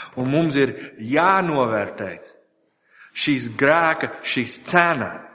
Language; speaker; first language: Latvian; non-native, fluent; English